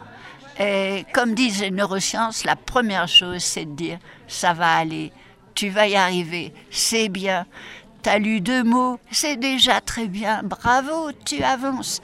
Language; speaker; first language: French; native; French